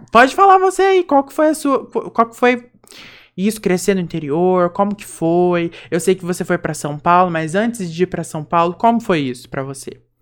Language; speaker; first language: Portuguese; native; Portuguese